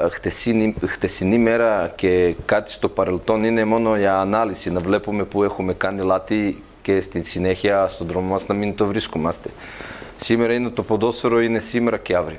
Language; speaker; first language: Greek; non-native, fluent; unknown